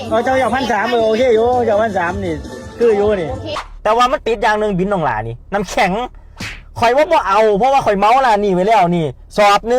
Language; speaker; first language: Thai; native; Thai